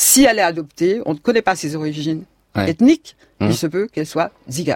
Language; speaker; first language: French; native; French